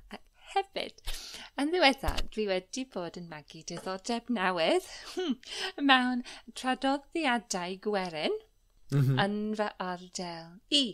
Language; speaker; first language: Welsh; non-native, learner; English